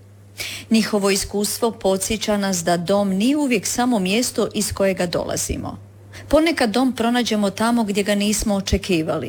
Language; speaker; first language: Serbian; native; Serbian